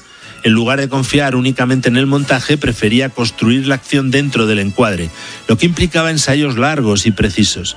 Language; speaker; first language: Spanish; native; Spanish